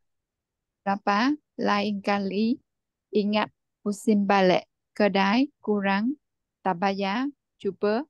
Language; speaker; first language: Indonesian; non-native, learner; Vietnamese